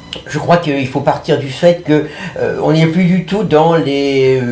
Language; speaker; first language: French; native; French